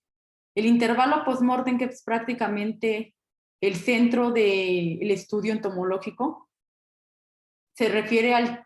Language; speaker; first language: Spanish; native; Spanish